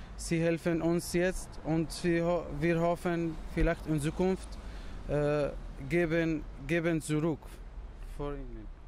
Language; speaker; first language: German; non-native, learner; Arabic